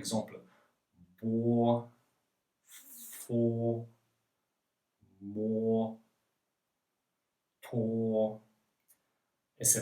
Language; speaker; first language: French; non-native, fluent; Norwegian